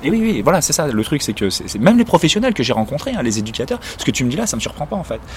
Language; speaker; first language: French; native; French